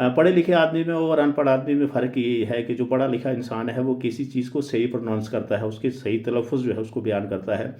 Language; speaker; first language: Urdu; native; Urdu